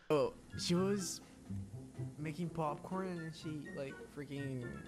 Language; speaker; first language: English; non-native, fluent; Portuguese